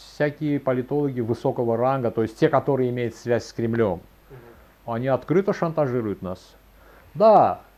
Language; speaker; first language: Russian; non-native, local second language; Azerbaijani